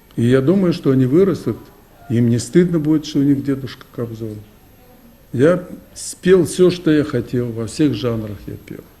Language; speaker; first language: Russian; native; Russian